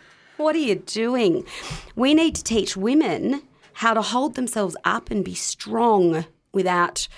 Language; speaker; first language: English; native; English